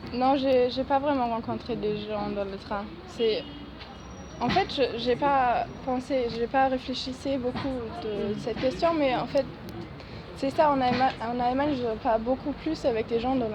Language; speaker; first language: French; non-native, learner; German